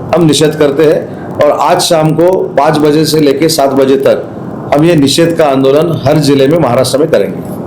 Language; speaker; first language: Hindi; non-native, local second language; Marathi